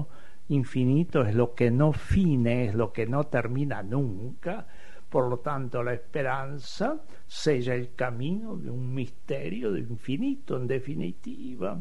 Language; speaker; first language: Spanish; native; Spanish